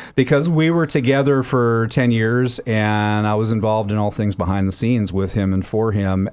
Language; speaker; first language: English; native; English